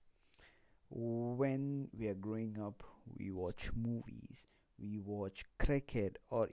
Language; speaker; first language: English; non-native, local second language; Hindi